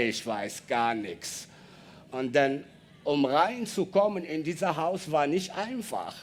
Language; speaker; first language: German; non-native, learner; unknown